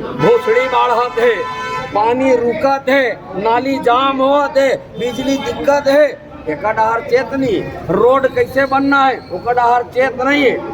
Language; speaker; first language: Hindi; native; Hindi